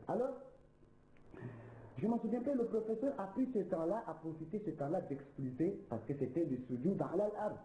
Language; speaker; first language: French; non-native, local second language; Ngazidja Comorian